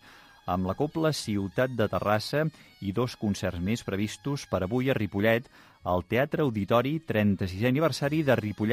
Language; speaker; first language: Catalan; native; Catalan